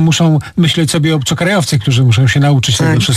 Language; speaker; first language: Polish; native; Polish